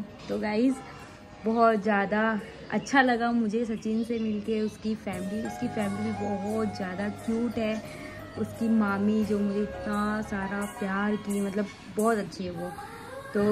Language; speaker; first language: Hindi; native; Hindi